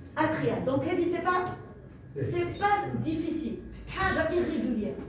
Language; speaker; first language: French; non-native, local second language; Arabic